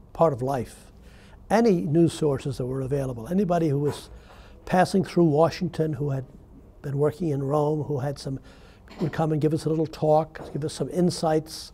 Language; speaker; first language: English; native; English